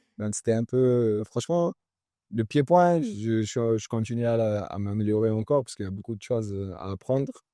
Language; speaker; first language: French; early bilingual, other home language; Chechen